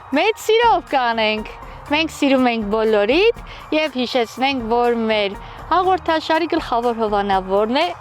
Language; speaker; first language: Armenian; native; Armenian